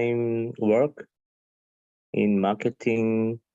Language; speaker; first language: English; non-native, learner; Korean